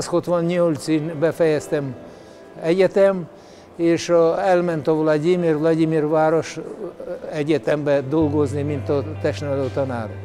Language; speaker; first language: Hungarian; non-native, learner; Russian